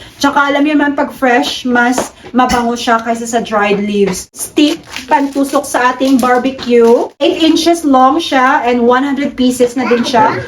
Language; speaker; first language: Filipino; non-native, local second language; Cebuano